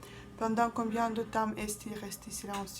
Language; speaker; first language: French; non-native, fluent; Russian